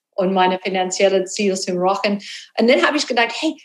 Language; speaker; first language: German; non-native, fluent; English